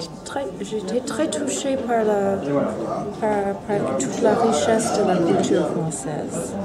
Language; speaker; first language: French; non-native, fluent; English